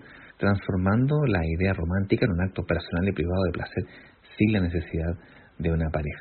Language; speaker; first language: Spanish; native; Spanish